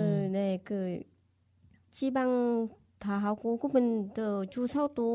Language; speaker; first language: Korean; non-native, learner; Vietnamese